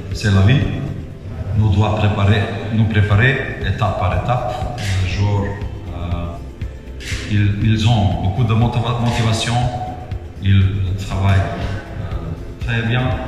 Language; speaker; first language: French; non-native, learner; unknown